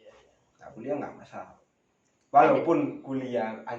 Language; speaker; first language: Indonesian; native; Indonesian